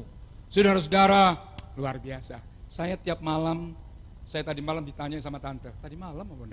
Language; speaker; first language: Indonesian; non-native, local second language; Javanese